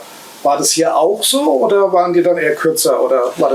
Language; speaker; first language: German; native; German